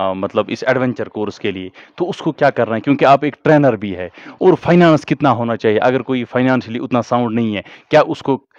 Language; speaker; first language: Hindi; non-native, local second language; Kashmiri